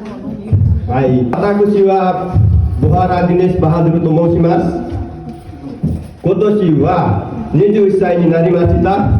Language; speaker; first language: Japanese; non-native, learner; Nepali